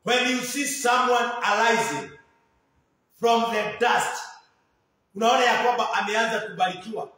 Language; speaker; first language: English; non-native, local second language; Swahili